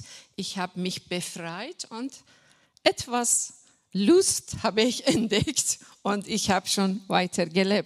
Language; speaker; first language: German; non-native, learner; Persian